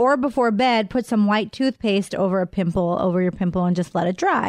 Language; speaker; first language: English; native; English